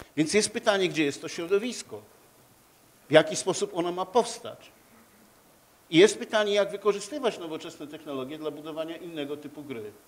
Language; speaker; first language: Polish; native; Polish